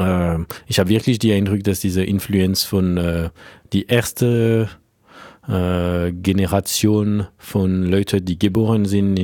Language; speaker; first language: German; non-native, fluent; French